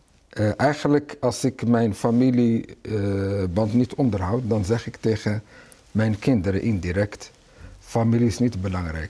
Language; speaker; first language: Dutch; early bilingual, other home language; Arabic